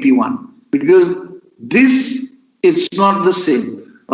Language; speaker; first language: English; non-native, local second language; Nepali